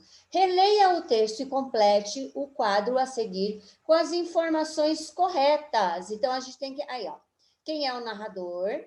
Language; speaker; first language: Portuguese; native; Portuguese